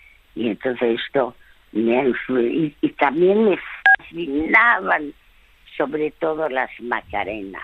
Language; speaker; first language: Spanish; early bilingual, other home language; French